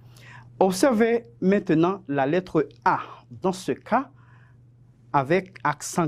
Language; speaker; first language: French; non-native, fluent; Spanish